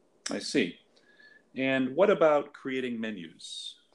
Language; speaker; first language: English; native; English